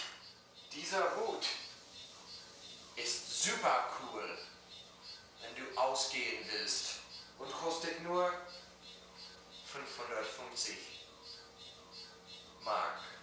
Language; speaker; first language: German; non-native, learner; English